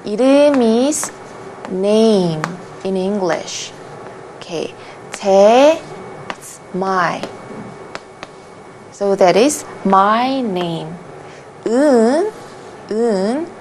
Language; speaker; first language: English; non-native, fluent; Korean